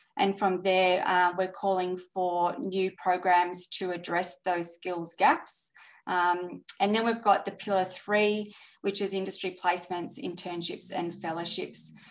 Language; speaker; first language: English; native; English